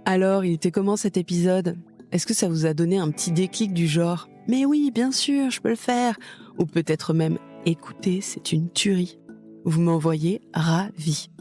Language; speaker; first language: French; native; French